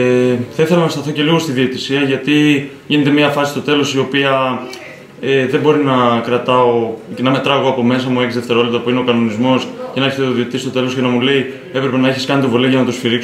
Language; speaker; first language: Greek; native; Greek